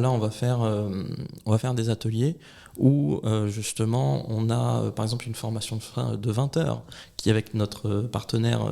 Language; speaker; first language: French; native; French